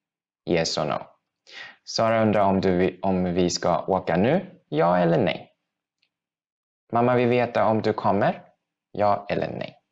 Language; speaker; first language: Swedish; non-native, fluent; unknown